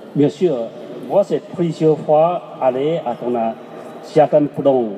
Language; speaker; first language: French; non-native, learner; Chinese